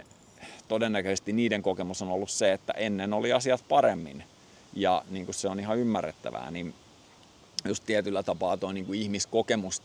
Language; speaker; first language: Finnish; native; Finnish